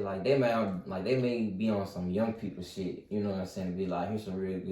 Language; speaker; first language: English; native; English